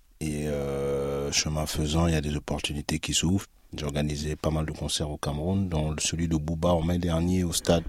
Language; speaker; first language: French; early bilingual, other home language; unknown